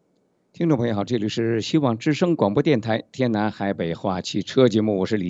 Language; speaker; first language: Chinese; native; Chinese